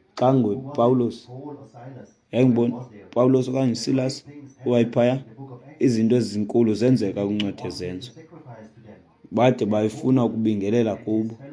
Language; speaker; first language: Xhosa; native; Xhosa